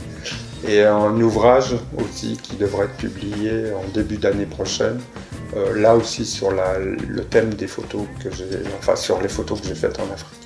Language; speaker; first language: French; native; French